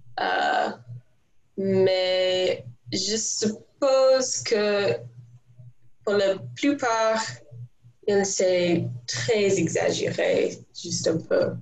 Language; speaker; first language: French; non-native, learner; English